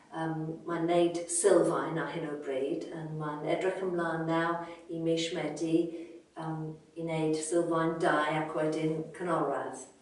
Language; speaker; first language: Welsh; non-native, local second language; English